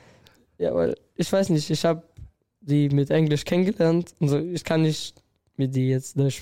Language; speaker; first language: German; non-native, learner; Russian